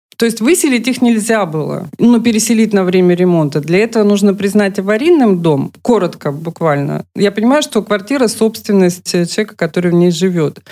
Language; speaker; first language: Russian; native; Russian